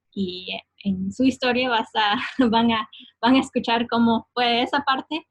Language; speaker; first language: Spanish; non-native, fluent; English